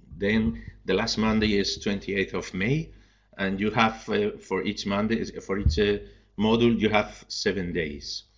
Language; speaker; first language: English; non-native, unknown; Spanish